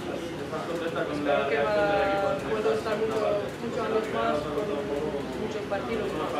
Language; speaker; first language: Spanish; non-native, learner; Norwegian